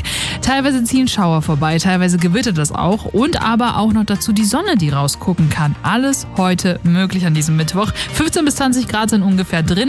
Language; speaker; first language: German; native; German